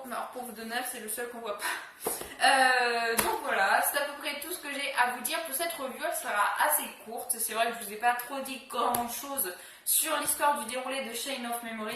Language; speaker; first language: French; native; French